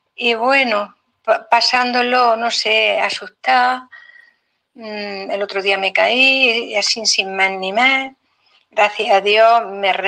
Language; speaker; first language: Spanish; native; Spanish